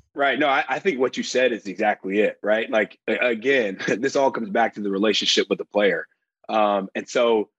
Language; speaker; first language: English; native; English